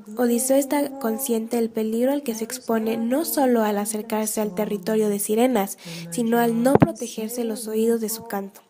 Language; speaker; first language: Spanish; native; Spanish